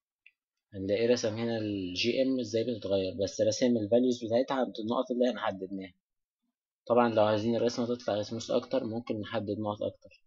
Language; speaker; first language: Arabic; native; Arabic